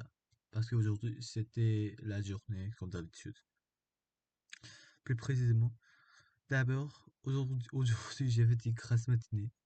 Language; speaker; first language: French; non-native, learner; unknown